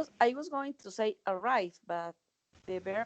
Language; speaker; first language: English; non-native, learner; Spanish